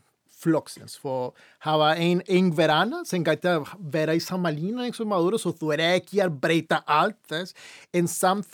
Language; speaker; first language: Icelandic; non-native, fluent; Spanish